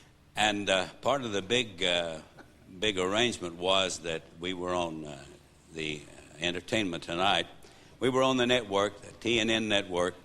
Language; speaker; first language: English; native; English